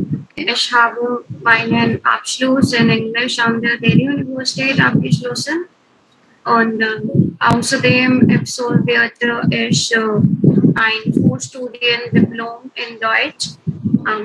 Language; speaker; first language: German; non-native, learner; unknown